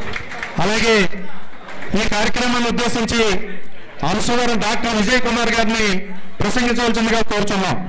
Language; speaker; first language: Telugu; native; Telugu